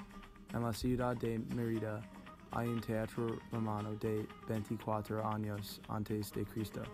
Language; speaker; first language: Spanish; non-native, learner; English